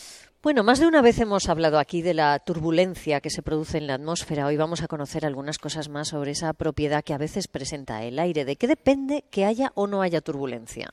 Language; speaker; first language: Spanish; native; Spanish